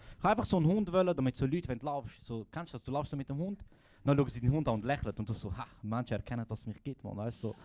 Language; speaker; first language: German; early bilingual, other home language; Croatian